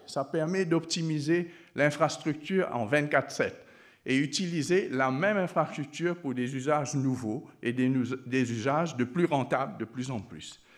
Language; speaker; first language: French; non-native, local second language; Morisyen